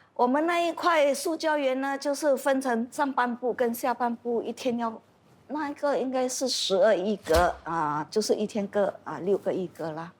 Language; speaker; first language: Chinese; native; Chinese